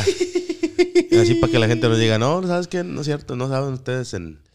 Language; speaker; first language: Spanish; early bilingual, heritage; Spanish